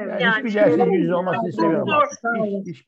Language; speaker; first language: Turkish; native; Turkish